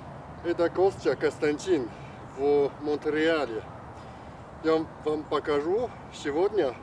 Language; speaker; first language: Russian; non-native, learner; Chinese